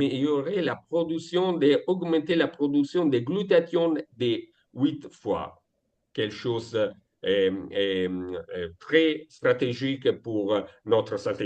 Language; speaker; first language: French; non-native, learner; Italian